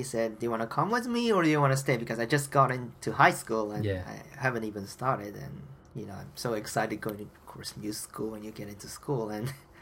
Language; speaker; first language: English; non-native, fluent; Japanese